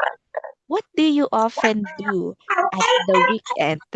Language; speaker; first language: English; non-native, local second language; Filipino